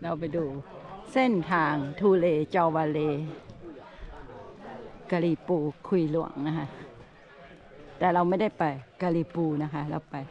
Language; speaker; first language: Thai; native; Thai